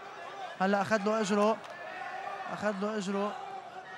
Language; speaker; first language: Arabic; native; Arabic